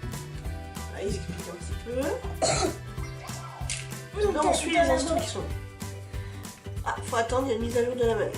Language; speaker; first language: French; native; French